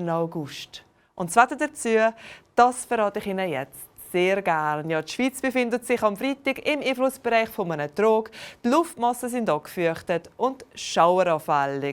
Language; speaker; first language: German; native; German